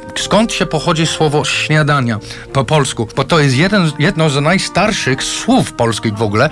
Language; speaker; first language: Polish; non-native, fluent; English